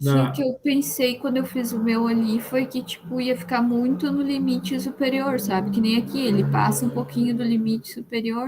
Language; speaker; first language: Portuguese; native; Portuguese